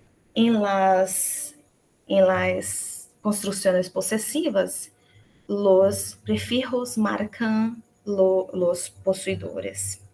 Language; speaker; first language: Spanish; non-native, fluent; Portuguese